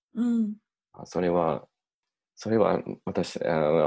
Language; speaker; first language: Japanese; non-native, learner; English